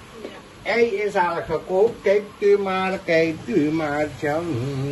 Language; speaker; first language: Dutch; non-native, local second language; Caribbean Hindustani